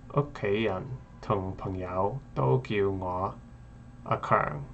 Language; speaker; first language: Cantonese; non-native, learner; English